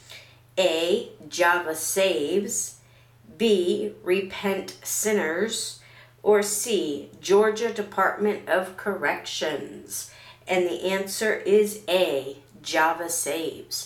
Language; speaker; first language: English; native; English